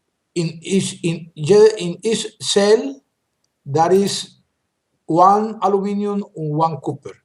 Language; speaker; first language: English; non-native, learner; Spanish